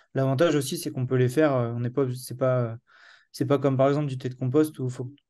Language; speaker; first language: French; native; French